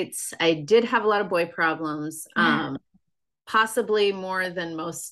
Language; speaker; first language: English; native; English